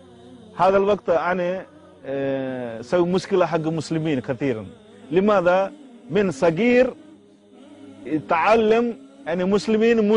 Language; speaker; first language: Arabic; non-native, learner; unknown